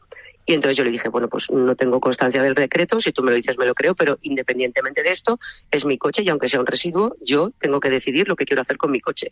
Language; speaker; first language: Spanish; native; Spanish